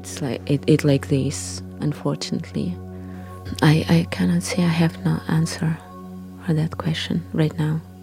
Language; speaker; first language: English; non-native, learner; Russian